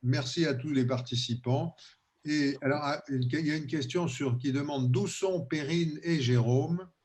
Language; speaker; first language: French; native; French